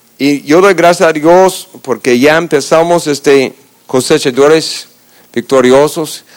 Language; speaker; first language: Spanish; non-native, fluent; English